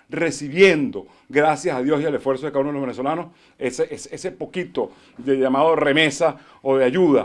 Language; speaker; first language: Spanish; native; Spanish